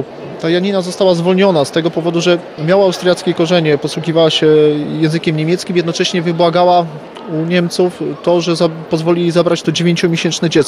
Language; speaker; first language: Polish; native; Polish